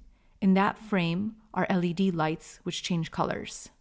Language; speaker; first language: English; native; English